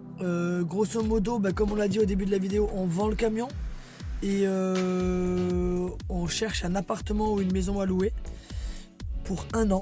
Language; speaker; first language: French; native; French